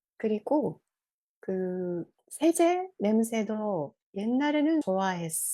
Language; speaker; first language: Korean; non-native, fluent; Japanese